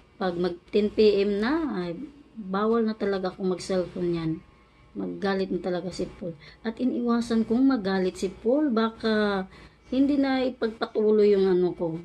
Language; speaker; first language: Filipino; native; Filipino